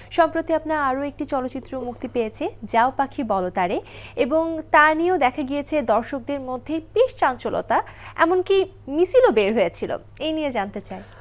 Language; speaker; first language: Bangla; native; Bangla